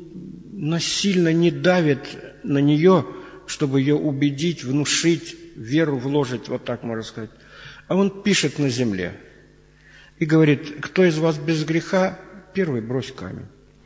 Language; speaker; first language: Russian; native; Russian